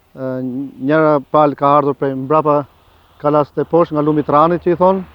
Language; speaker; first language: Albanian; native; Albanian